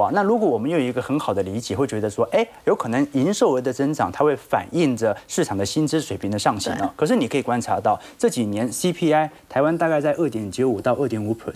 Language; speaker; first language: Chinese; native; Chinese